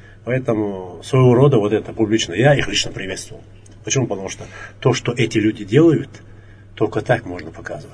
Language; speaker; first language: Russian; non-native, local second language; Chechen